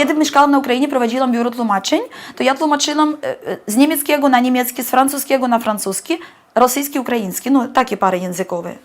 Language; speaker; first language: Polish; early bilingual, heritage; Polish